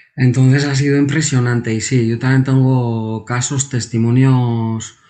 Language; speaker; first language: Spanish; non-native, local second language; Basque